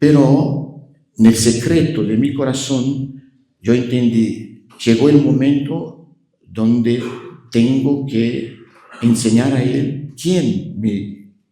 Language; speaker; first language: Spanish; non-native, fluent; Portuguese